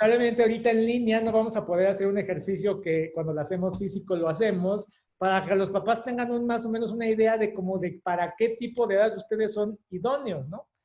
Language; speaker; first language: Spanish; native; Spanish